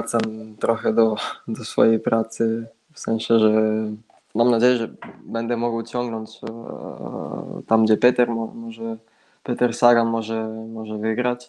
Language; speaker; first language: Polish; non-native, fluent; Italian